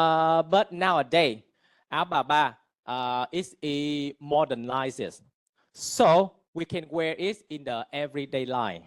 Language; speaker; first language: English; non-native, fluent; Vietnamese